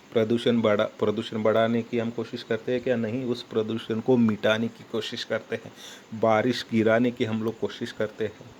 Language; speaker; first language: Hindi; non-native, local second language; Marathi